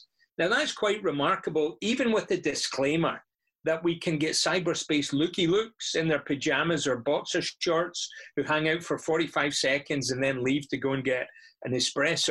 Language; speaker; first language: English; native; English